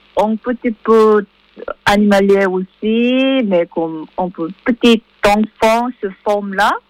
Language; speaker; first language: French; non-native, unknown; Korean